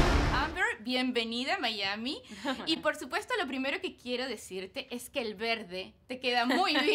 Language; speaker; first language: Spanish; native; Spanish